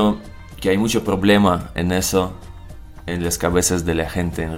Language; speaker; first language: Spanish; non-native, learner; Russian